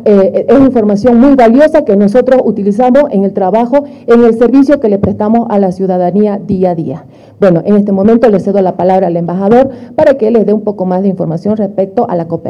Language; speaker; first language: Spanish; native; Spanish